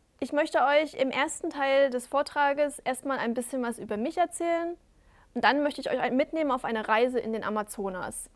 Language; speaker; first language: German; native; German